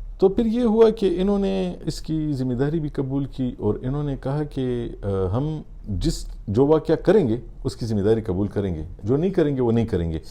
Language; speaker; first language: Urdu; non-native, local second language; Pashto